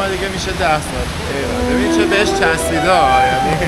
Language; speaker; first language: Persian; native; Persian